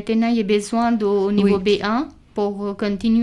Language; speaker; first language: French; non-native, learner; Urdu